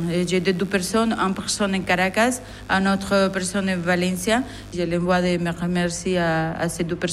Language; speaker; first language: French; non-native, fluent; Spanish